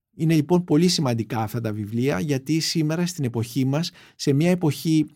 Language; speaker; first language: Greek; native; Greek